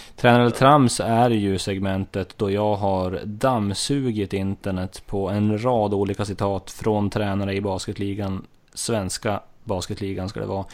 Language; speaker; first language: Swedish; native; Swedish